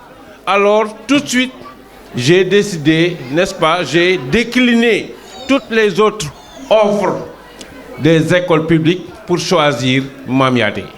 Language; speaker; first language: French; non-native, local second language; Wolof